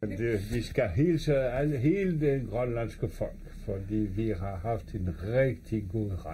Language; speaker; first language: Danish; non-native, fluent; French